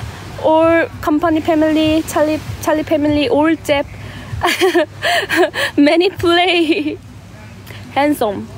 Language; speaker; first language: English; non-native, learner; Thai